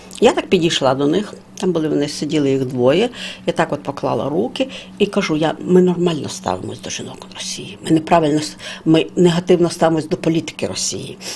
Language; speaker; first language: Ukrainian; native; Ukrainian